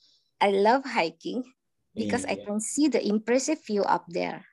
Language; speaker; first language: English; non-native, learner; Indonesian